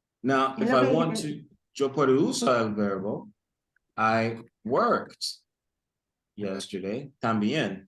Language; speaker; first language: Spanish; early bilingual, heritage; Spanish